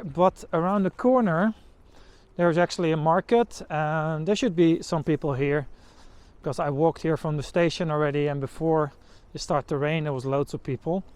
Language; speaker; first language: English; non-native, fluent; Dutch